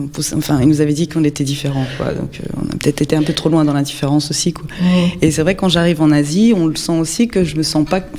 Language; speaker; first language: French; native; French